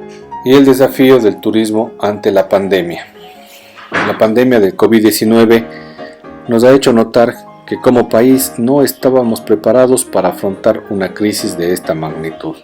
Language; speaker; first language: Spanish; native; Spanish